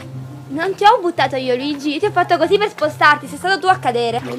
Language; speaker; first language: Italian; native; Italian